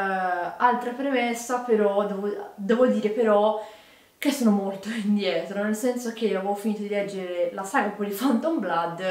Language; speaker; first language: Italian; native; Italian